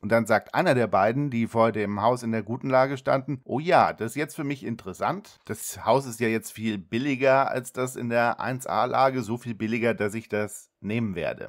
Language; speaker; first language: German; native; German